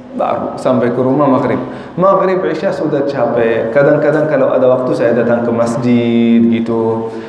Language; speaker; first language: Indonesian; non-native, fluent; Arabic